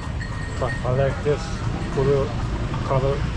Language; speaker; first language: English; non-native, learner; Turkish